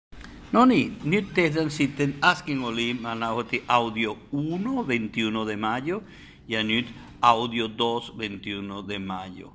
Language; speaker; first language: Finnish; non-native, fluent; Spanish